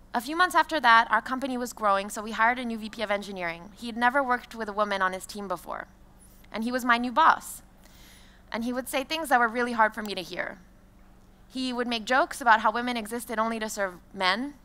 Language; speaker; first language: English; non-native, fluent; French